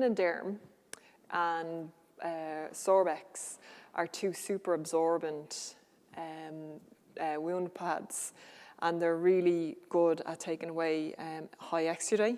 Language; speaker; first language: English; native; English